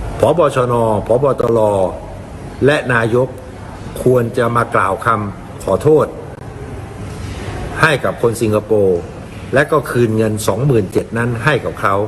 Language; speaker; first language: Thai; native; Thai